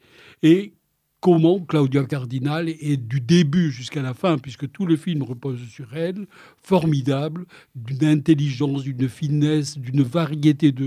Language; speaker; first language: French; native; French